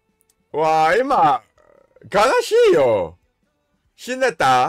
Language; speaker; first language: Japanese; non-native, learner; English